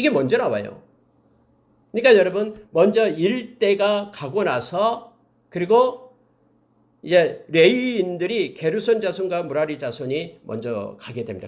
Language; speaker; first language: Korean; native; Korean